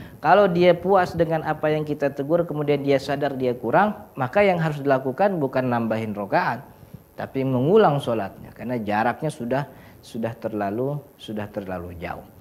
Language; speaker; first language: Indonesian; native; Indonesian